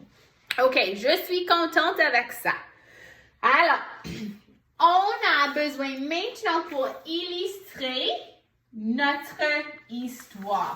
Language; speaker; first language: French; non-native, fluent; English